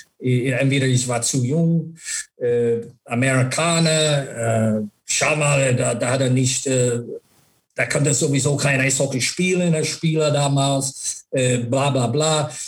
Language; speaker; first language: German; non-native, learner; English